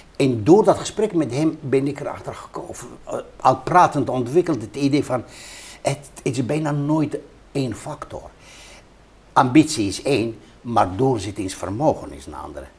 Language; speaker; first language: Dutch; non-native, fluent; Hebrew